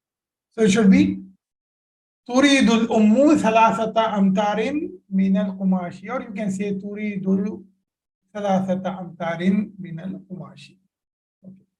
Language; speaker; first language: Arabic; non-native, fluent; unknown